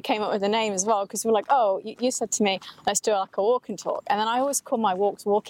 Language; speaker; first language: English; native; English